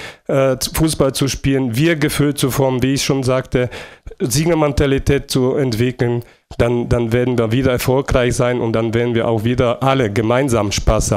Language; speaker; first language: German; non-native, fluent; Bulgarian